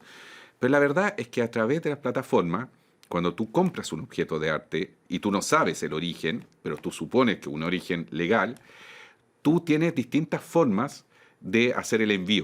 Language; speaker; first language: Spanish; native; Spanish